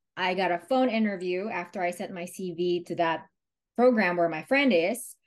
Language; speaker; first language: English; non-native, local second language; Filipino